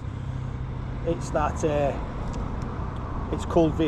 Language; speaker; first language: English; native; English